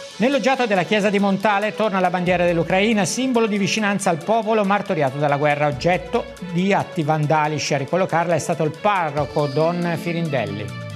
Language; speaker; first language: Italian; native; Italian